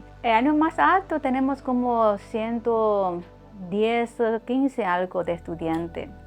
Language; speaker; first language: Spanish; non-native, fluent; Chinese